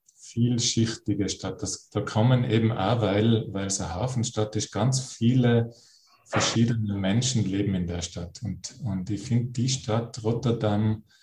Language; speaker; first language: German; native; German